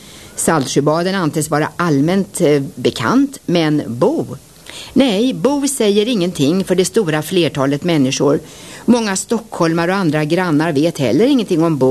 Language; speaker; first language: Swedish; native; Swedish